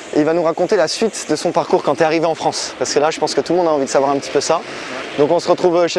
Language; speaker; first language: French; native; French